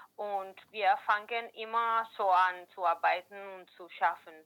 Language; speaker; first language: German; non-native, learner; Spanish